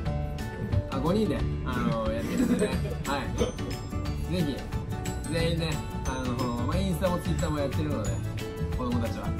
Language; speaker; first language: Japanese; native; Japanese